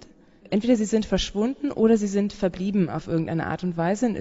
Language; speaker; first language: German; native; German